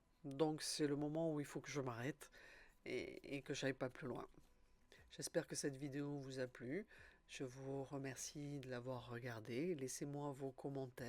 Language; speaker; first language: French; native; French